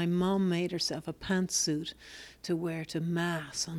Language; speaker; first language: English; native; English